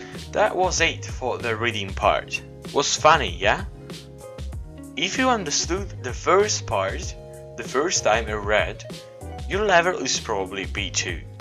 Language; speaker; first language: English; non-native, fluent; Italian